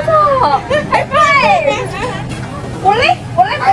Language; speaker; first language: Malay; non-native, fluent; Korean